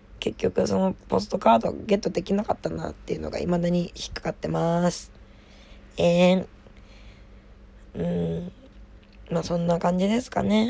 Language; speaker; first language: Japanese; native; Japanese